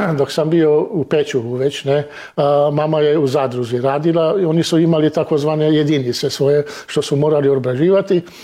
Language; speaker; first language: Croatian; early bilingual, heritage; Croatian